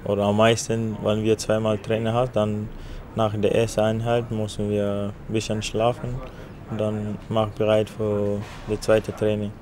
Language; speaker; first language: German; non-native, fluent; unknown